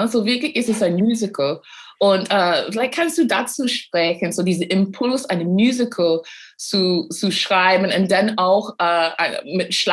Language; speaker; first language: German; non-native, fluent; English